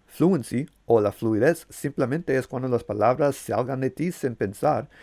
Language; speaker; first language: Spanish; non-native, learner; English